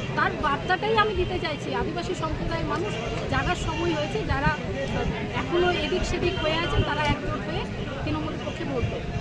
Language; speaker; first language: Bangla; non-native, local second language; Santali